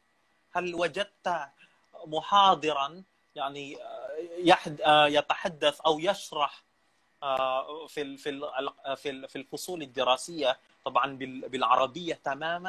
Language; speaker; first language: Arabic; non-native, fluent; Indonesian